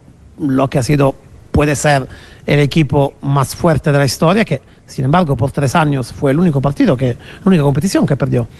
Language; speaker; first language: Spanish; non-native, fluent; Italian